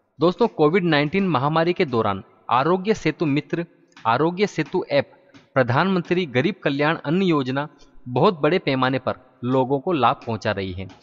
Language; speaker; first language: Hindi; native; Hindi